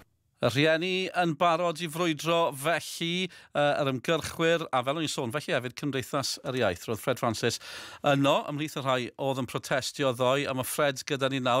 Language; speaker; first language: Welsh; native; Welsh